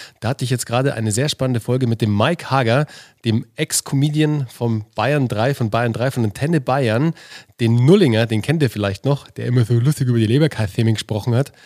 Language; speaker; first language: German; native; German